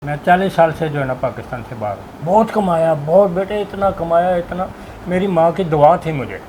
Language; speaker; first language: Urdu; non-native, local second language; Punjabi